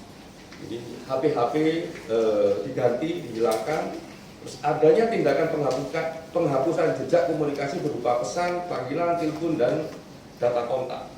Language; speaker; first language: Indonesian; native; Indonesian